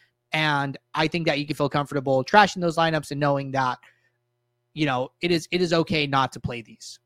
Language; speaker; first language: English; native; English